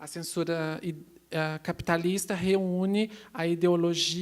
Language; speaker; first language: Portuguese; native; Portuguese